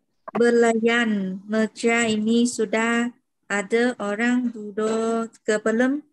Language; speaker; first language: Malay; non-native, learner; Vietnamese